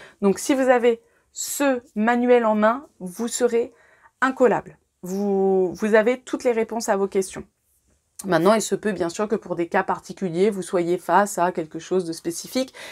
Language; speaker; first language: French; native; French